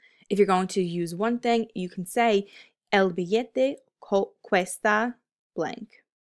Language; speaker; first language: English; native; English